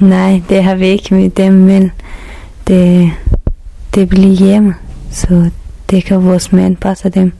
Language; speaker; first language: Danish; non-native, learner; Persian